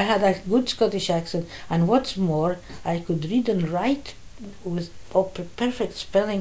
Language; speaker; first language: English; non-native, fluent; Polish